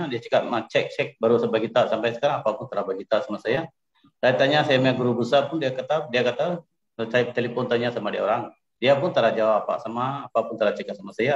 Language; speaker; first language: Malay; non-native, local second language; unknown